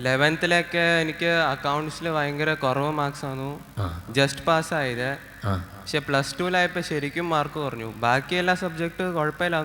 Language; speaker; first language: Malayalam; early bilingual, heritage; Malayalam